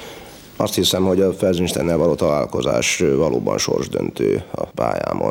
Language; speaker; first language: Hungarian; native; Hungarian